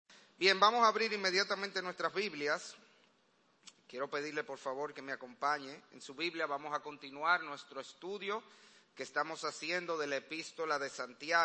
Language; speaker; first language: Spanish; native; Spanish